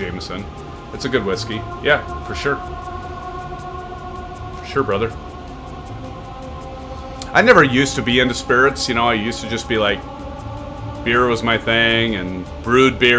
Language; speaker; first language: English; native; English